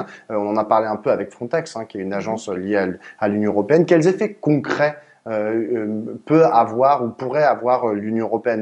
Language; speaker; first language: French; native; French